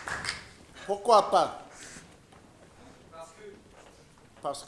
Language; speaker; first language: French; non-native, fluent; English